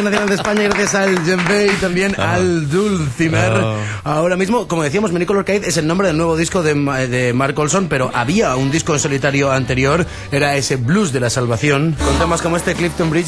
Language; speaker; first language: Spanish; native; Spanish